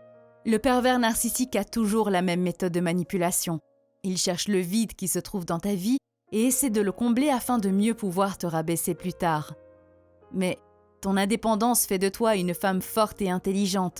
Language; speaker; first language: French; native; French